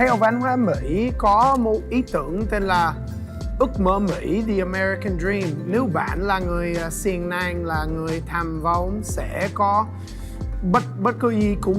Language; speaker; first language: Vietnamese; non-native, learner; English